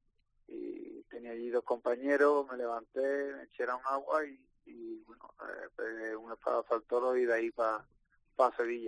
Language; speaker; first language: Spanish; native; Spanish